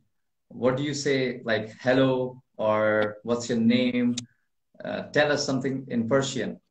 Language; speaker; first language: English; non-native, local second language; Urdu